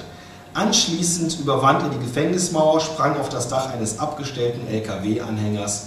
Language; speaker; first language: German; native; German